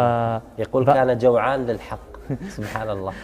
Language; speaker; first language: Arabic; native; Arabic